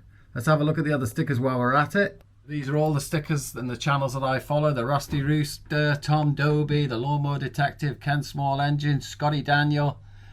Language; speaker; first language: English; native; English